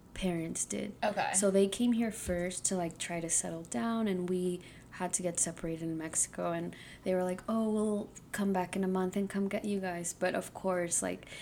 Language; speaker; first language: English; early bilingual, other home language; Spanish